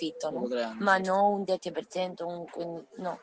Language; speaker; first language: Italian; non-native, learner; Spanish